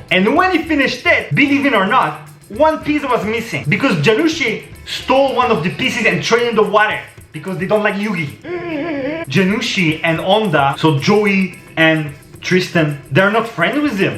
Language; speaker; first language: English; non-native, fluent; French